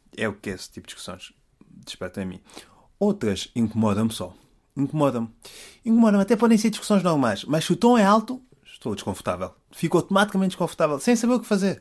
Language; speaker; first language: Portuguese; native; Portuguese